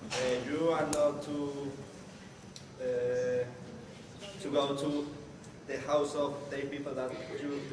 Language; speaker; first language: English; non-native, learner; Spanish